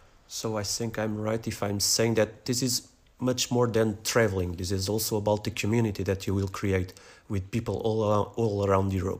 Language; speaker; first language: English; non-native, fluent; Portuguese